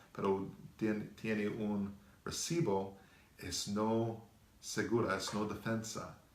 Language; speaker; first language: Spanish; non-native, learner; English